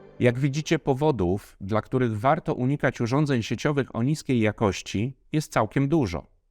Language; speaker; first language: Polish; native; Polish